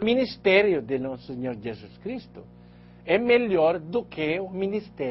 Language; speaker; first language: Portuguese; non-native, learner; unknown